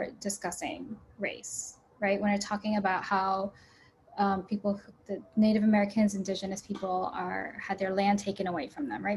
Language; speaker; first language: English; early bilingual, other home language; Cantonese